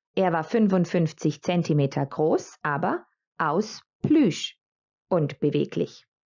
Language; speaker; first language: German; non-native, fluent; Croatian